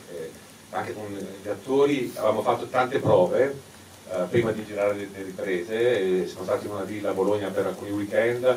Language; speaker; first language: Italian; native; Italian